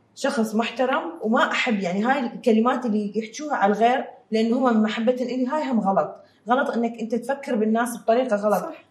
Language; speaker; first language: Arabic; native; Arabic